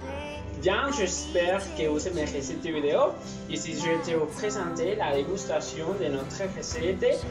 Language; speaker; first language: French; non-native, learner; Spanish